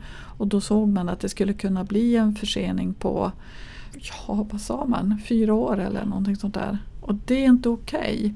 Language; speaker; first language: Swedish; native; Swedish